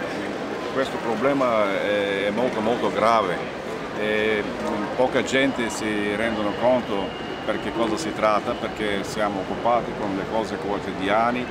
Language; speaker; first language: Italian; non-native, learner; Bulgarian